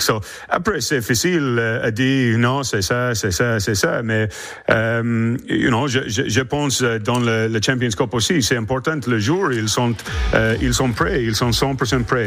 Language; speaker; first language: French; non-native, learner; English